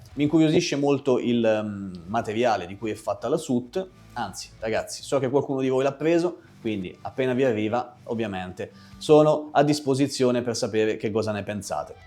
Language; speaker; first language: Italian; native; Italian